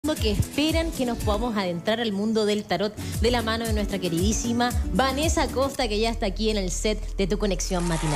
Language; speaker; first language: Spanish; native; Spanish